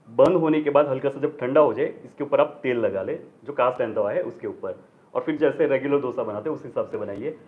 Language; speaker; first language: Hindi; non-native, local second language; Gujarati